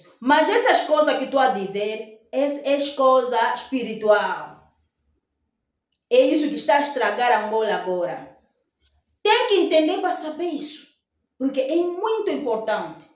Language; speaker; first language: Portuguese; non-native, fluent; Lingala